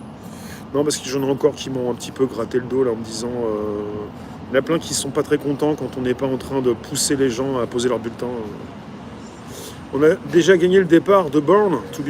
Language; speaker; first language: French; native; French